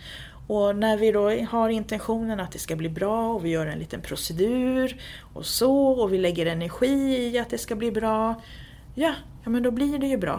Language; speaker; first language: Swedish; native; Swedish